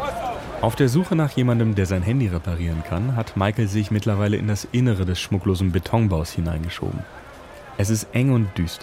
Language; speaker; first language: German; native; German